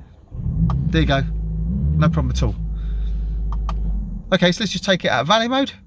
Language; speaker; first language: English; native; English